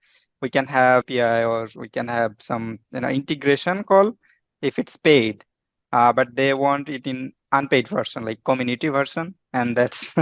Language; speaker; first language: English; non-native, fluent; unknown